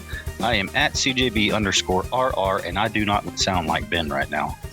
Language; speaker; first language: English; native; English